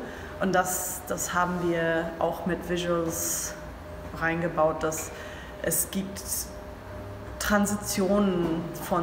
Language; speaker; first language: German; non-native, learner; English